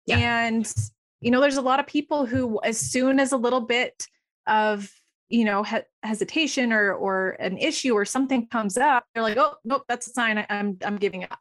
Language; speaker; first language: English; native; English